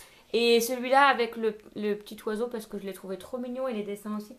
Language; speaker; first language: French; native; French